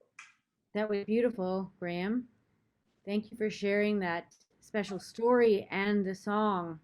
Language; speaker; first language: English; native; English